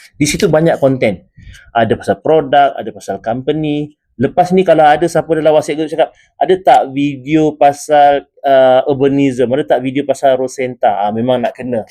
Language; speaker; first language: Malay; native; Malay